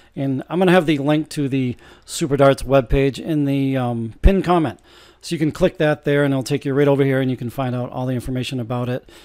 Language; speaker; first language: English; native; English